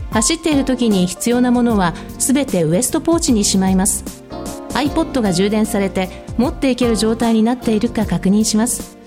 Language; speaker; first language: Japanese; non-native, fluent; English